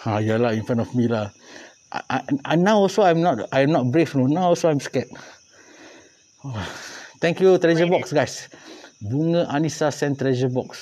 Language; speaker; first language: English; non-native, local second language; Malay